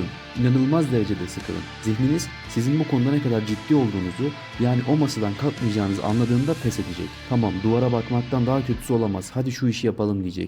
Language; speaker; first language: Turkish; native; Turkish